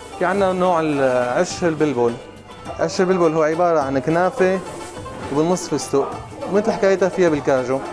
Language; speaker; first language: Arabic; native; Arabic